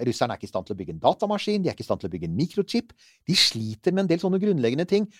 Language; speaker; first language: Norwegian; native; Norwegian